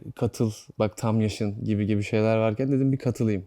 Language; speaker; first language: Turkish; native; Turkish